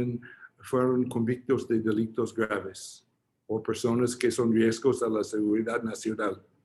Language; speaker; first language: Spanish; non-native, fluent; English